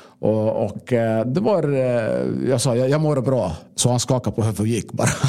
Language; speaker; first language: Swedish; non-native, fluent; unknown